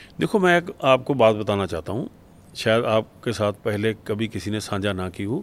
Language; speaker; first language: Hindi; non-native, local second language; Punjabi